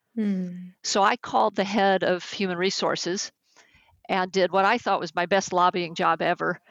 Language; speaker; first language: English; native; English